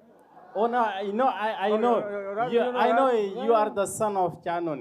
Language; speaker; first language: English; non-native, fluent; Arabic